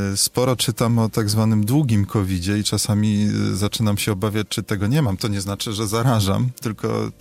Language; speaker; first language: Polish; native; Polish